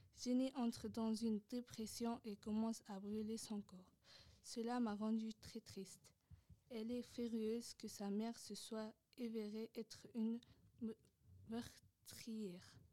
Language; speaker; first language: French; non-native, local second language; Arabic